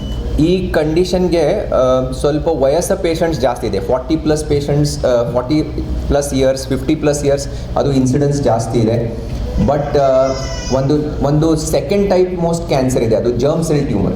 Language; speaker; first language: Kannada; non-native, fluent; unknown